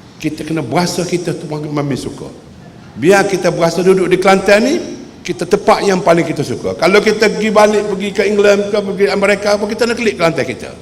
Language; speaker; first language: Malay; native; Malay